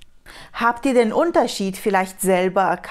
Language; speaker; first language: German; non-native, fluent; Romanian